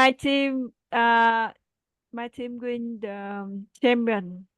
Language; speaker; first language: English; non-native, learner; Vietnamese